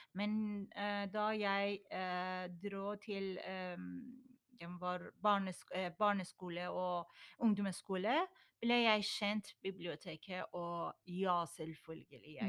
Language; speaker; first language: Norwegian; non-native, learner; Persian